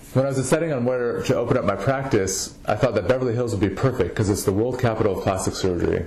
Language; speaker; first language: English; native; English